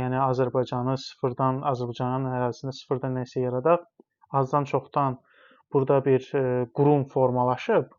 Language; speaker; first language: Azerbaijani; non-native, local second language; Talysh